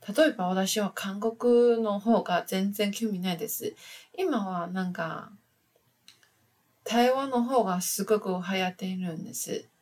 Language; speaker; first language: Japanese; non-native, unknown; Chinese